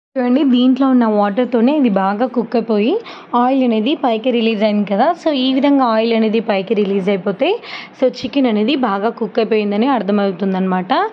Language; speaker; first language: Telugu; non-native, local second language; Urdu